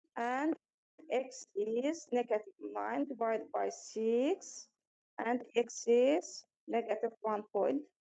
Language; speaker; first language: English; non-native, fluent; Azerbaijani